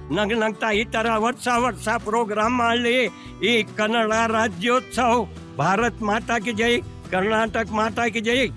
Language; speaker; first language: Kannada; non-native, local second language; Gujarati